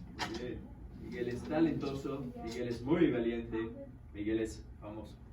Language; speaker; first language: Spanish; non-native, fluent; English